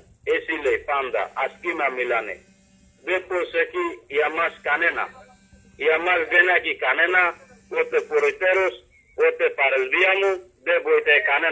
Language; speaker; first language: Greek; non-native, learner; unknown